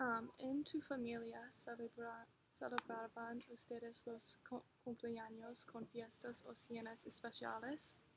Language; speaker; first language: Spanish; non-native, learner; English